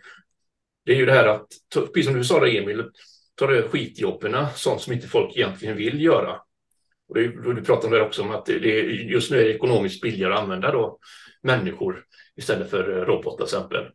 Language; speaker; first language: Swedish; native; Swedish